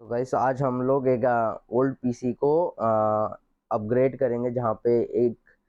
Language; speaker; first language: Hindi; non-native, local second language; Bangla